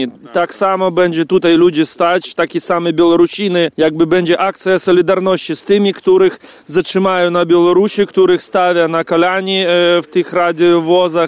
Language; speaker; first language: Polish; non-native, learner; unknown